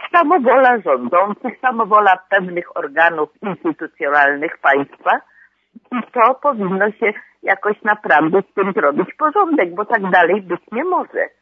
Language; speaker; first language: Polish; native; Polish